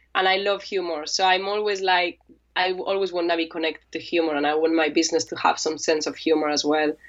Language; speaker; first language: English; non-native, fluent; Spanish